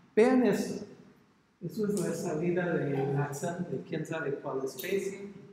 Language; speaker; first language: Spanish; non-native, fluent; English